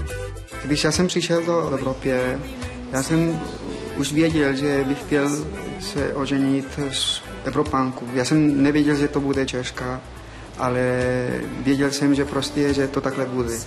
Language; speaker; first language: Czech; non-native, fluent; Spanish